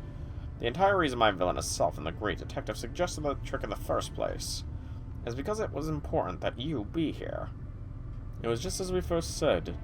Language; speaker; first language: English; native; English